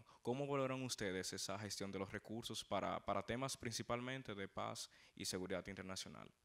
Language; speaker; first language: Spanish; native; Spanish